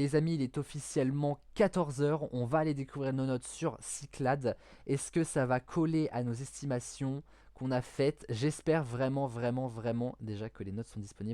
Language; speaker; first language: French; native; French